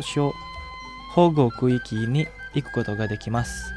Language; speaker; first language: Japanese; non-native, fluent; Indonesian